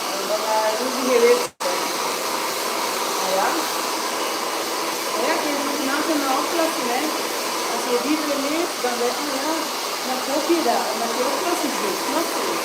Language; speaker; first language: Dutch; non-native, fluent; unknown